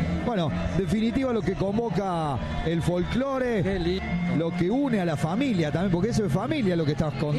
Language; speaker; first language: Spanish; native; Spanish